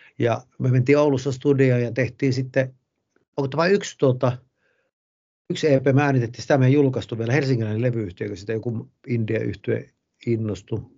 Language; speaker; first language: Finnish; native; Finnish